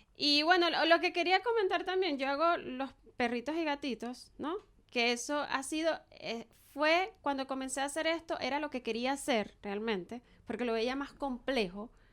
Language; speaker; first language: Spanish; native; Spanish